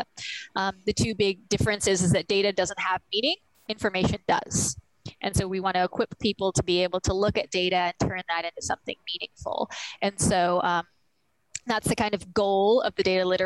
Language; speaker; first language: English; native; English